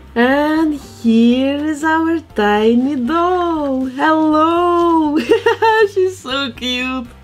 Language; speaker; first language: English; non-native, fluent; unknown